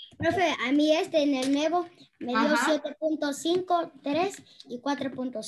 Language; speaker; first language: Spanish; native; Spanish